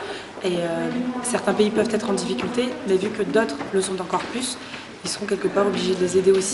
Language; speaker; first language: French; native; French